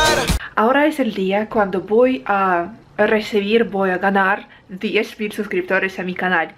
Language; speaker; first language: Spanish; non-native, learner; Russian